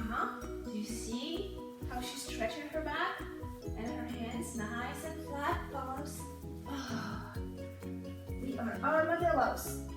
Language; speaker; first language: English; non-native, fluent; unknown